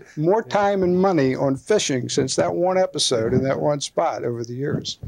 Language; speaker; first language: English; native; English